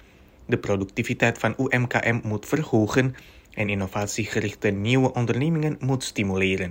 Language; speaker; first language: Dutch; non-native, fluent; Indonesian